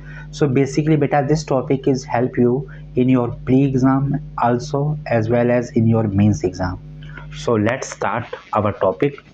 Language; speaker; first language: English; non-native, local second language; Hindi